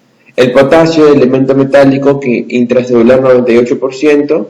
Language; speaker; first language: Spanish; native; Spanish